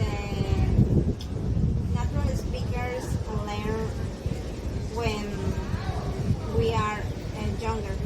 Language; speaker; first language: English; non-native, learner; Spanish